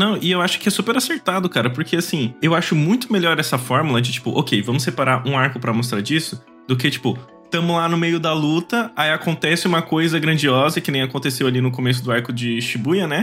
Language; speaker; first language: Portuguese; native; Portuguese